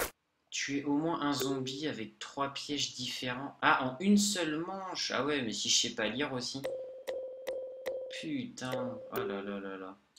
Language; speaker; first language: French; native; French